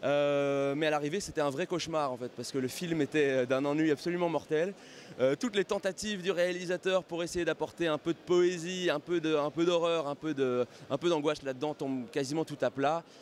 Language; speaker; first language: French; native; French